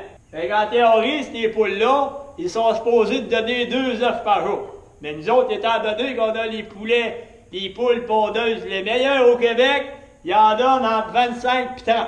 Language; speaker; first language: French; native; French